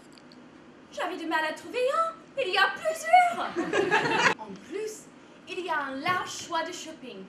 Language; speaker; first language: French; non-native, fluent; English